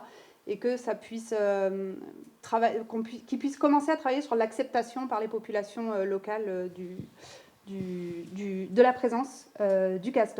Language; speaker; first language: French; native; French